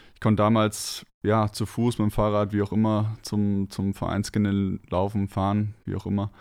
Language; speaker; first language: German; native; German